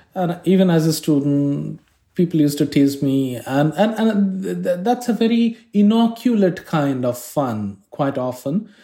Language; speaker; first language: English; non-native, fluent; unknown